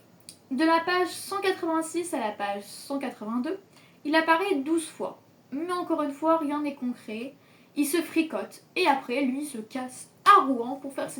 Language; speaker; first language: French; native; French